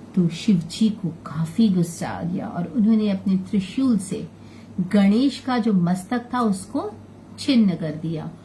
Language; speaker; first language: Hindi; non-native, local second language; Bangla